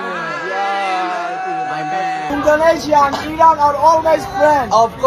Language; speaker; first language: English; non-native, learner; Persian